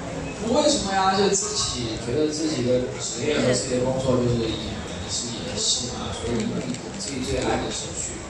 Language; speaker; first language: Chinese; native; Chinese